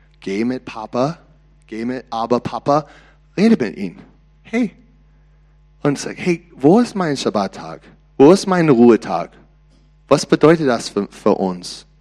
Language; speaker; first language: German; non-native, learner; English